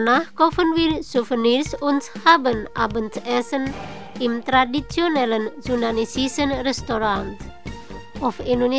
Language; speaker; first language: German; non-native, learner; Indonesian